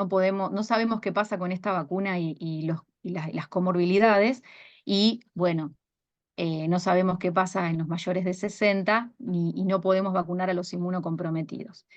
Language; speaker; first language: Spanish; native; Spanish